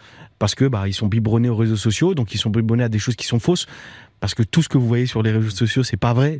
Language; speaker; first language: French; native; French